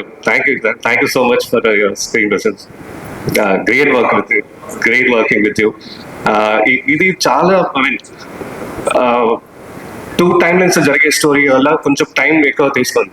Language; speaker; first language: Telugu; non-native, fluent; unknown